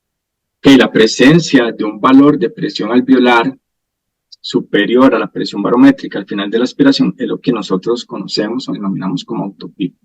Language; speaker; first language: Spanish; native; Spanish